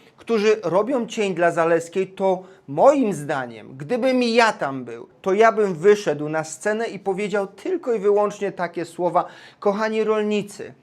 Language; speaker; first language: Polish; native; Polish